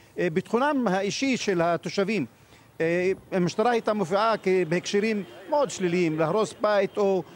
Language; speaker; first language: Hebrew; non-native, local second language; Arabic